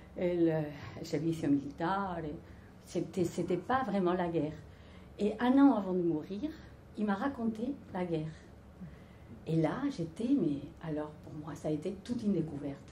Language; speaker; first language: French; non-native, fluent; Spanish